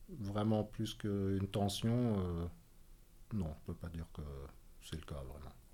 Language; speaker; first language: French; early bilingual, heritage; French